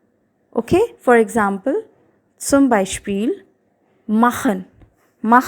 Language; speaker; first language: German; non-native, fluent; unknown